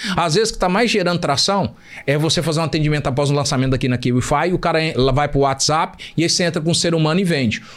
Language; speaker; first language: Portuguese; native; Portuguese